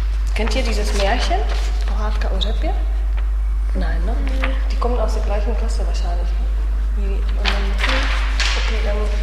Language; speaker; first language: German; non-native, fluent; Czech